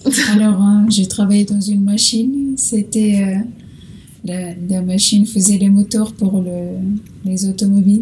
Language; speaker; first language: French; non-native, learner; Portuguese